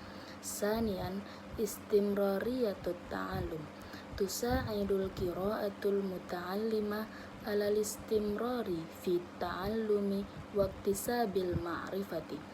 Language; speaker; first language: Arabic; non-native, learner; Indonesian